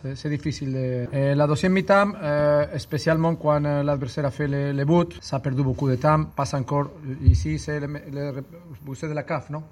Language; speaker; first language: French; non-native, learner; Spanish